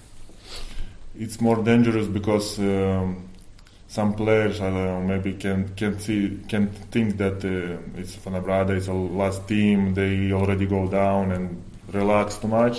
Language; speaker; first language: English; non-native, fluent; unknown